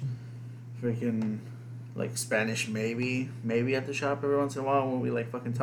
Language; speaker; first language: English; early bilingual, other home language; Spanish